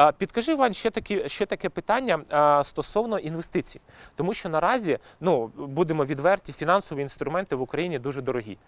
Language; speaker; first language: Ukrainian; non-native, local second language; Russian